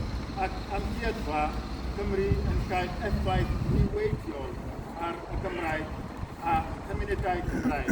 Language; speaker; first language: Welsh; non-native, fluent; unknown